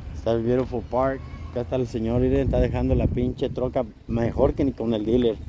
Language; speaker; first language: Spanish; early bilingual, heritage; Spanish